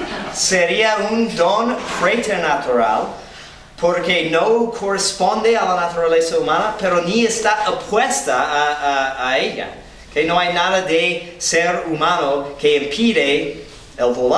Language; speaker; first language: Spanish; non-native, fluent; English